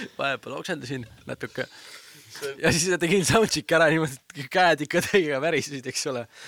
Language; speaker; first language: Estonian; native; Estonian